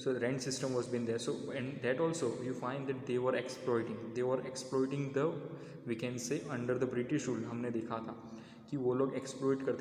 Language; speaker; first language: English; non-native, local second language; Hindi